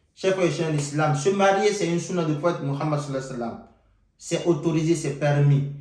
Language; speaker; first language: French; non-native, local second language; Yoruba